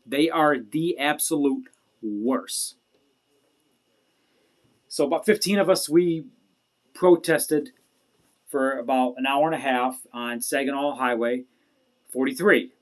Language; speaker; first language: English; native; English